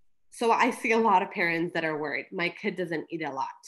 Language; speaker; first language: English; early bilingual, other home language; Spanish